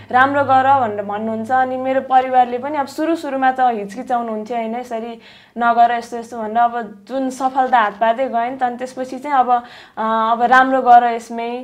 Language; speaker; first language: Nepali; native; Nepali